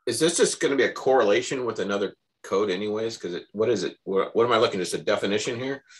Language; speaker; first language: English; native; English